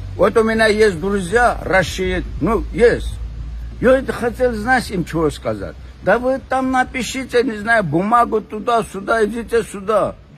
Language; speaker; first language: Russian; non-native, local second language; Armenian